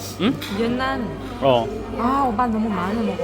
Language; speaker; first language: Korean; non-native, learner; Vietnamese